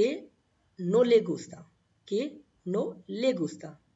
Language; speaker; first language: Spanish; non-native, learner; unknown